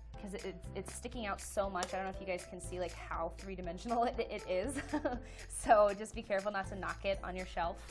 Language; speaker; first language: English; native; English